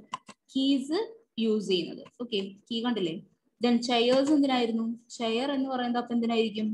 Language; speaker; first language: Malayalam; native; Malayalam